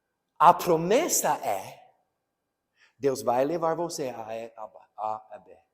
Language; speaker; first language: Portuguese; non-native, fluent; English